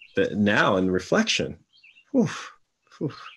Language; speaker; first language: English; native; English